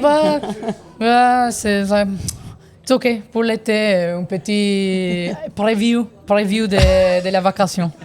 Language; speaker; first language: French; non-native, learner; Italian